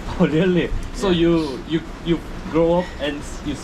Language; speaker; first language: English; non-native, learner; Korean